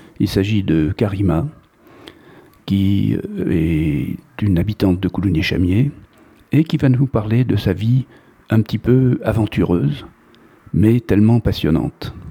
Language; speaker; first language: French; native; French